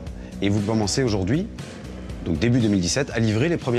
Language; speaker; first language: French; native; French